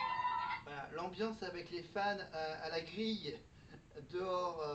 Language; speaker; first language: French; native; French